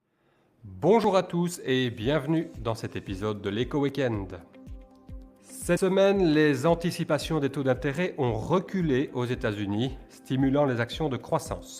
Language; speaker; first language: French; native; French